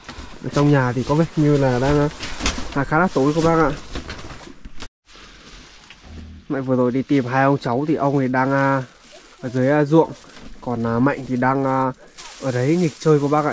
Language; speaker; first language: Vietnamese; native; Vietnamese